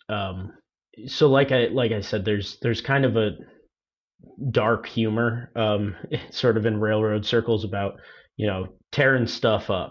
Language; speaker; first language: English; native; English